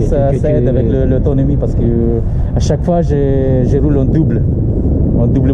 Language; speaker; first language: French; non-native, learner; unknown